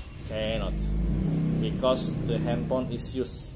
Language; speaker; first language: English; non-native, learner; Indonesian